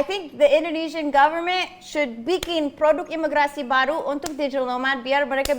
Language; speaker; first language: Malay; non-native, fluent; English